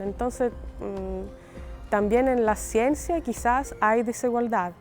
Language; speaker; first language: Spanish; non-native, fluent; Greek